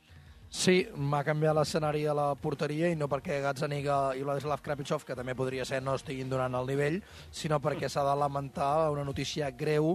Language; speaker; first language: Catalan; native; Catalan